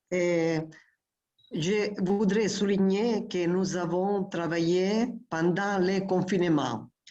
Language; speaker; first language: French; non-native, fluent; Italian